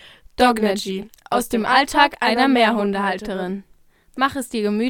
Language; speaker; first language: German; native; German